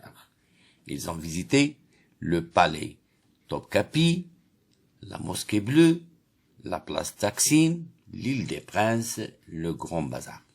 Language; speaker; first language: French; non-native, local second language; Arabic